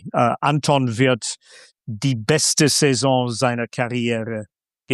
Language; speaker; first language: German; non-native, fluent; English